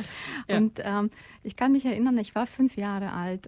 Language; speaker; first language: German; non-native, fluent; Russian